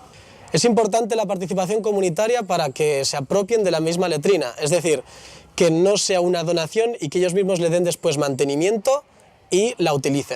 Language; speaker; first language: Spanish; native; Spanish